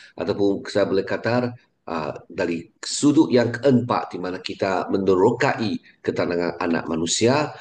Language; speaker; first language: Malay; non-native, local second language; Chinese